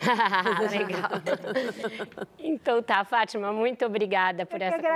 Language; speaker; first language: Portuguese; native; Portuguese